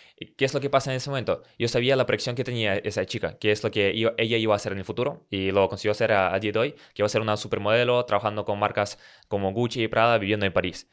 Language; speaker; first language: Spanish; early bilingual, other home language; Russian